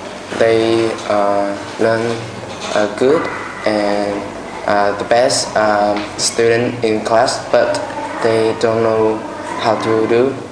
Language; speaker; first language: English; non-native, learner; Vietnamese